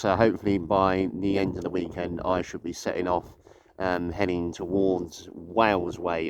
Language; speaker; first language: English; native; English